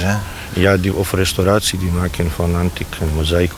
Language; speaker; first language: Dutch; non-native, learner; Bosnian